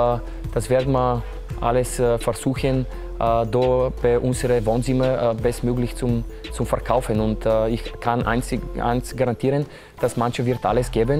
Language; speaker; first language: German; non-native, fluent; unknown